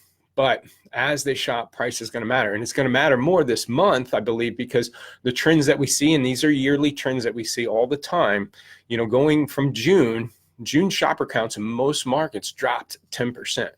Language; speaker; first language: English; native; English